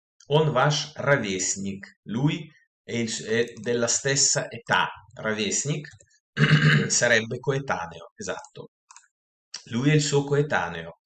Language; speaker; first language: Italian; non-native, fluent; Russian